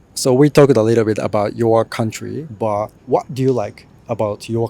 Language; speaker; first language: English; non-native, fluent; Japanese